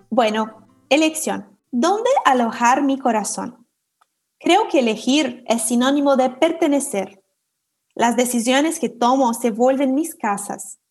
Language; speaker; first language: Spanish; non-native, fluent; Portuguese